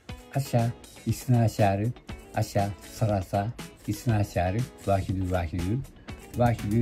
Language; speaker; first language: Arabic; non-native, learner; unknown